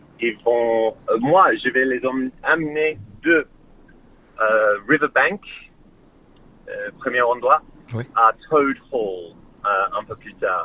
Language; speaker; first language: French; non-native, learner; English